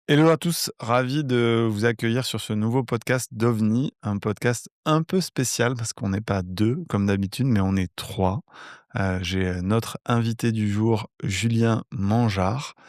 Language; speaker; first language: French; native; French